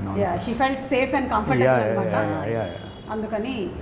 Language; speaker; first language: Telugu; native; Telugu